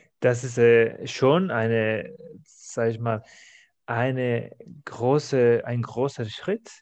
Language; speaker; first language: German; non-native, fluent; Spanish